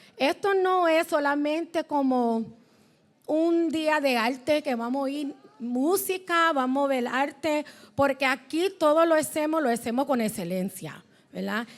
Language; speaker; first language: Spanish; early bilingual, heritage; Spanish